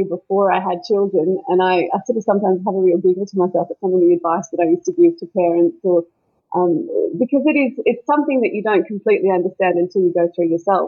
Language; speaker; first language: English; native; English